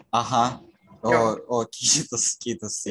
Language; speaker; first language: Finnish; non-native, learner; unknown